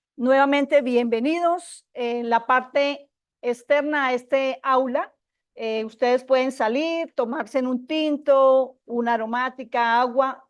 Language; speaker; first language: Spanish; native; Spanish